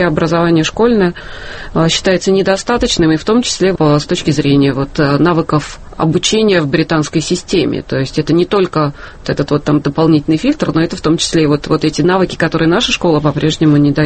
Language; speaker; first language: Russian; native; Russian